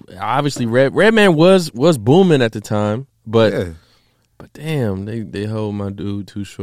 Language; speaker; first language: English; native; English